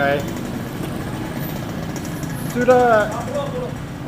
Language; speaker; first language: Indonesian; non-native, learner; English